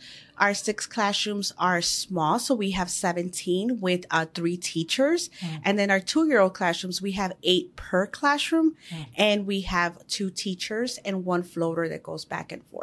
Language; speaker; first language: English; native; English